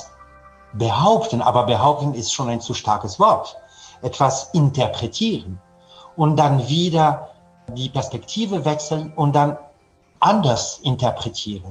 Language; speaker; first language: German; non-native, fluent; French